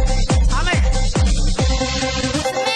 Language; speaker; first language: Chinese; non-native, learner; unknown